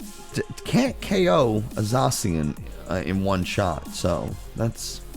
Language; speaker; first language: English; native; English